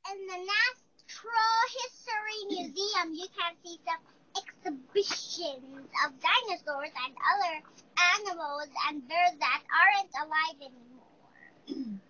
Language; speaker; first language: English; non-native, learner; Chinese